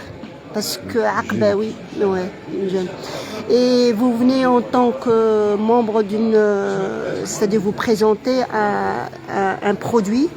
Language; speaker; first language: French; non-native, local second language; Arabic